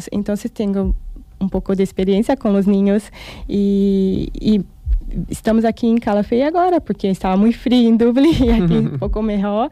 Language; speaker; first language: Spanish; non-native, learner; Portuguese